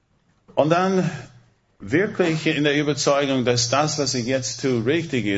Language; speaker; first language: German; non-native, fluent; English